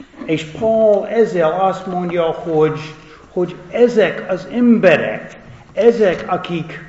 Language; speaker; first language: Hungarian; non-native, fluent; English